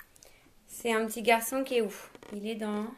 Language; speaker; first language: French; native; French